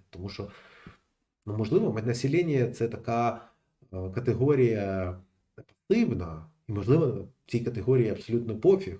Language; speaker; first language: Ukrainian; non-native, local second language; Russian